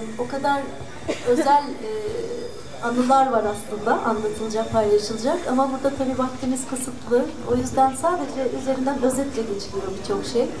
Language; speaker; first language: Turkish; native; Turkish